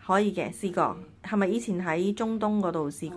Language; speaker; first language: Cantonese; native; Cantonese